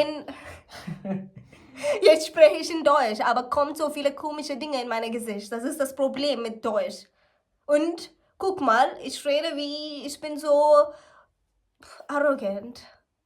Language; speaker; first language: German; non-native, learner; Malayalam